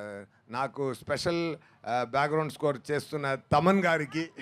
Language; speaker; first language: Telugu; non-native, fluent; Tamil